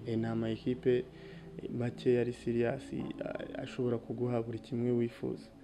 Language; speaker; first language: Kinyarwanda; native; Kinyarwanda